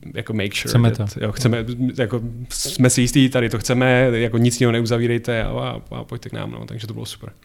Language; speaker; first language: Czech; native; Czech